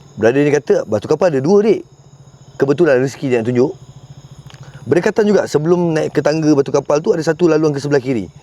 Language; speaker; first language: Malay; native; Malay